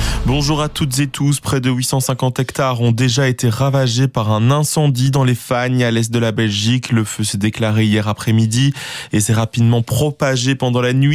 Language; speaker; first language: French; native; French